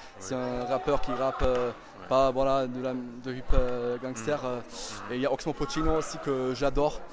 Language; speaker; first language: French; non-native, fluent; German